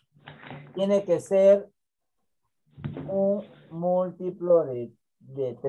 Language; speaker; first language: Spanish; native; Spanish